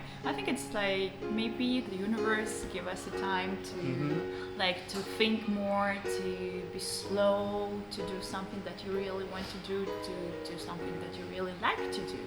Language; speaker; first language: English; non-native, learner; Russian